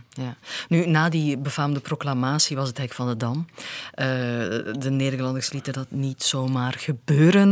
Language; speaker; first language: Dutch; native; Dutch